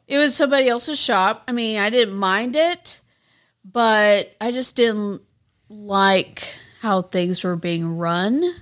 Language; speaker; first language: English; native; English